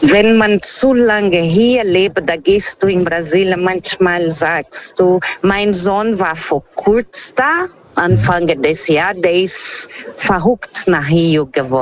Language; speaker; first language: German; non-native, fluent; Portuguese